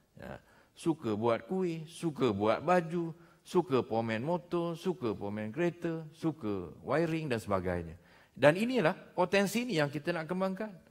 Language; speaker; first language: Malay; native; Malay